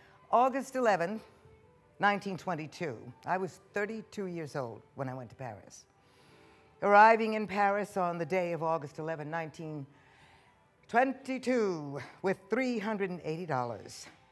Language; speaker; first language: English; native; English